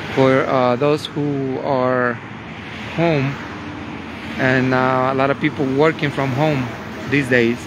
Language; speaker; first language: English; non-native, fluent; Spanish